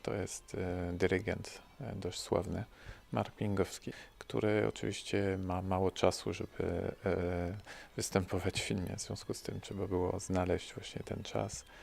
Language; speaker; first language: Polish; early bilingual, heritage; French